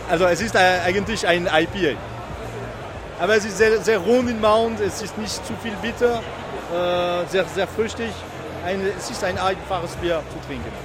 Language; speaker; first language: German; non-native, local second language; French